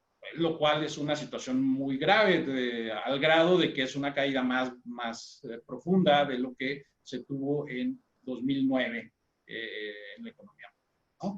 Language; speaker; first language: Spanish; native; Spanish